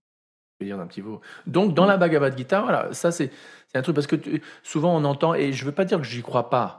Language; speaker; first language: French; native; French